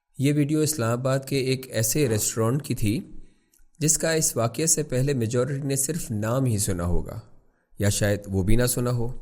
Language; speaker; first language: Urdu; native; Urdu